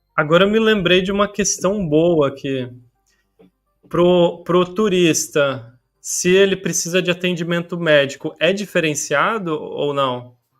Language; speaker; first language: Portuguese; native; Portuguese